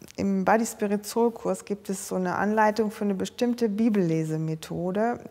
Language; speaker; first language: German; native; German